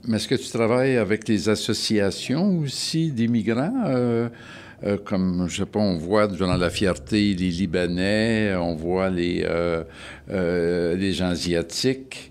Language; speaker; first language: French; native; French